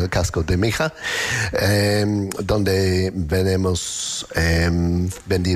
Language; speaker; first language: Spanish; non-native, learner; English